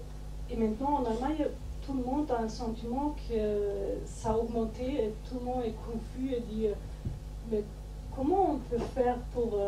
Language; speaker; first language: French; non-native, fluent; German